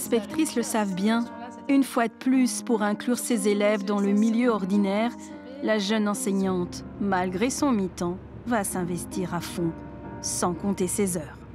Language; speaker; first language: French; native; French